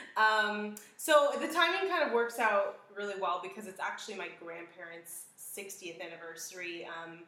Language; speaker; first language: English; early bilingual, other home language; Urdu